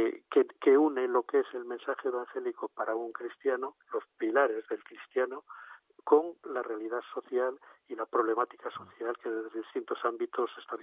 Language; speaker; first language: Spanish; native; Spanish